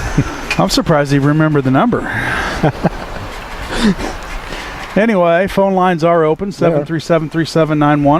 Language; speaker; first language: English; native; English